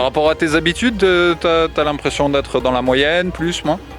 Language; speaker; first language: French; native; French